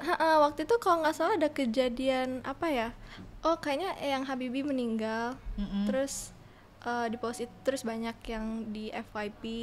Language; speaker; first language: Indonesian; non-native, local second language; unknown